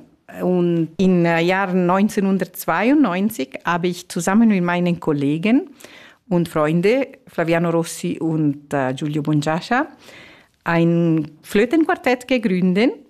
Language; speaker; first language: German; non-native, fluent; Italian